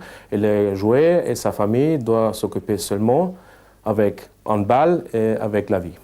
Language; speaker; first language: French; non-native, fluent; German